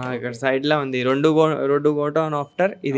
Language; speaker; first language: Telugu; non-native, local second language; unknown